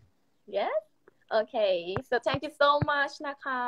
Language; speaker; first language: English; non-native, learner; Thai